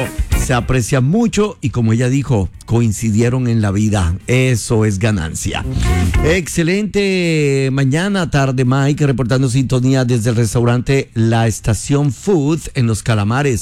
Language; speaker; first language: Spanish; native; Spanish